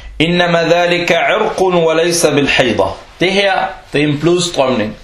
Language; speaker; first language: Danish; early bilingual, other home language; Arabic